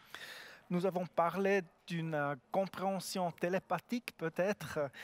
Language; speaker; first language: French; non-native, learner; German